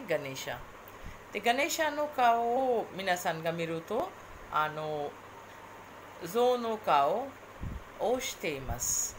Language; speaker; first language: Japanese; non-native, fluent; Hindi